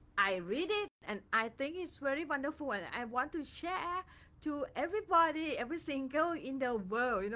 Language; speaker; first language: English; non-native, learner; Thai